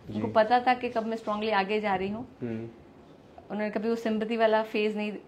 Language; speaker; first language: Hindi; non-native, local second language; Gujarati